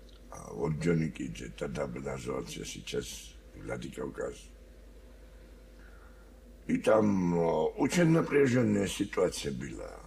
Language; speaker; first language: Russian; non-native, learner; Georgian